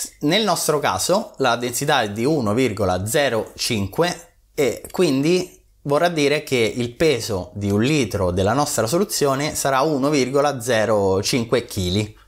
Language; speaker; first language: Italian; native; Italian